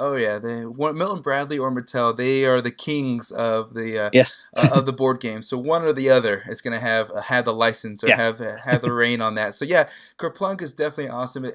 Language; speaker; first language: English; native; English